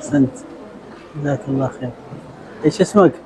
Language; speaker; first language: Arabic; native; Arabic